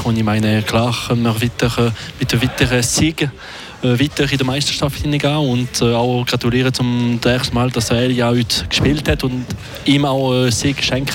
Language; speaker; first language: German; non-native, local second language; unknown